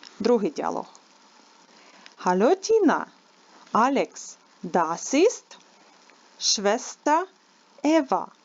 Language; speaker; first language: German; non-native, learner; Ukrainian